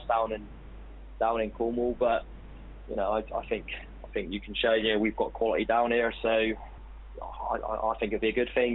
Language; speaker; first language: English; native; English